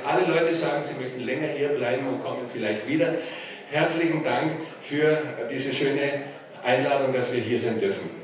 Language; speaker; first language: German; native; German